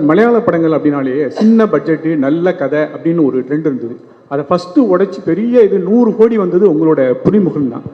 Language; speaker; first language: Tamil; native; Tamil